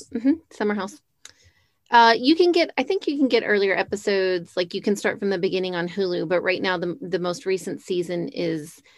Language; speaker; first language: English; native; English